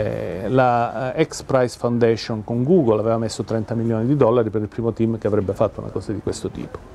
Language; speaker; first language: Italian; native; Italian